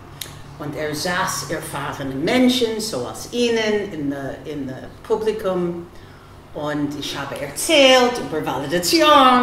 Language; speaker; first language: German; non-native, fluent; English